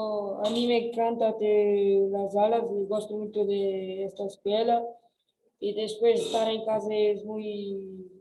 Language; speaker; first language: Spanish; non-native, learner; Portuguese